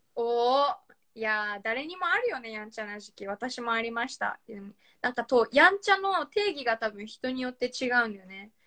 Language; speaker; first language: Japanese; native; Japanese